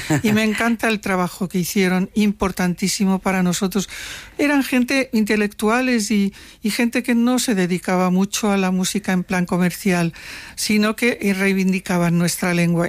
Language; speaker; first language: Spanish; non-native, local second language; Catalan